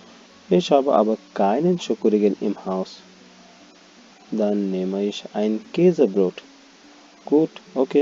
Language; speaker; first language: German; non-native, fluent; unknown